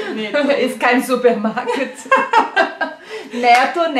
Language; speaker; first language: German; non-native, learner; Portuguese